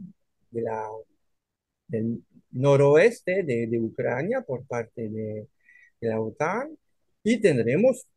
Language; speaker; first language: Spanish; non-native, fluent; French